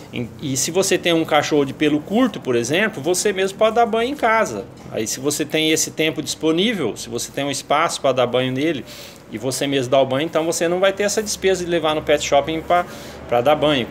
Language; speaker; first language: Portuguese; native; Portuguese